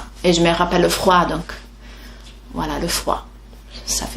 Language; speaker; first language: French; non-native, fluent; Italian